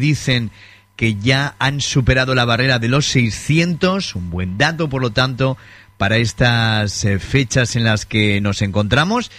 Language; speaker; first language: Spanish; native; Spanish